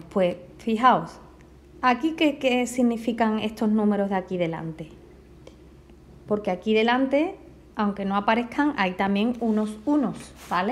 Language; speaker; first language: Spanish; native; Spanish